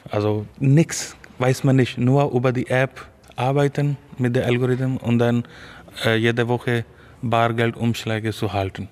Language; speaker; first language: German; non-native, fluent; Urdu